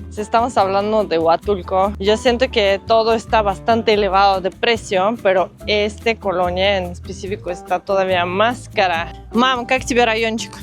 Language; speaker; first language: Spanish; non-native, fluent; Russian